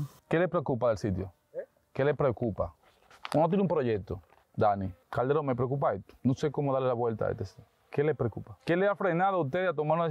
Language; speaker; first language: Spanish; native; Spanish